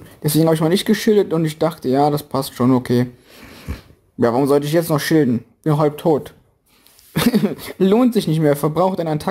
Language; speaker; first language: German; native; German